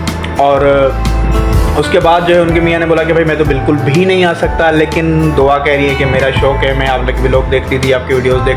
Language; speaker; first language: Hindi; non-native, local second language; Sindhi